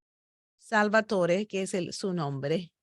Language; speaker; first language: Spanish; native; Spanish